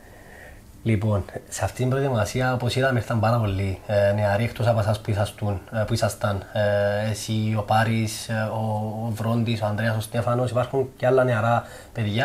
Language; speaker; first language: Greek; native; Greek